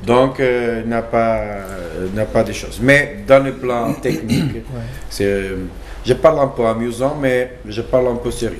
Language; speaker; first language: French; non-native, learner; Portuguese